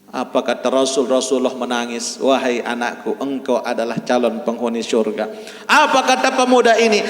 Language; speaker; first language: Malay; non-native, local second language; Sasak